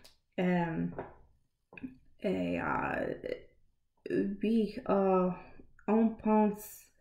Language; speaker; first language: French; non-native, learner; English